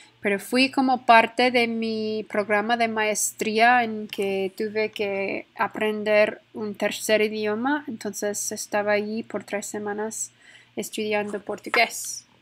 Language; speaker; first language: Spanish; non-native, fluent; English